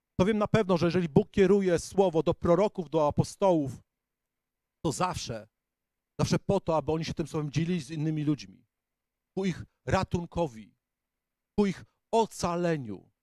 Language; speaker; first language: Polish; native; Polish